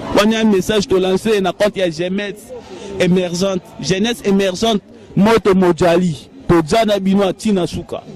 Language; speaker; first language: Lingala; native; Lingala